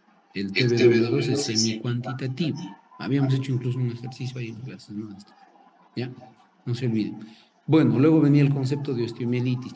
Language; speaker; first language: Spanish; native; Spanish